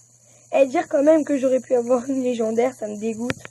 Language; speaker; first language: French; native; French